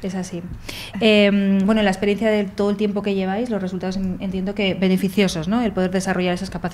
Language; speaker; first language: Spanish; native; Spanish